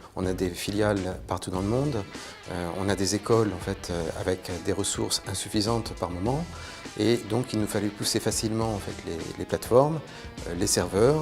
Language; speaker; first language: French; native; French